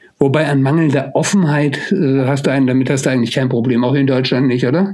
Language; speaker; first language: German; native; German